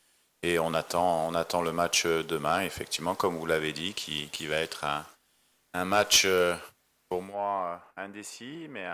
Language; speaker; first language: French; native; French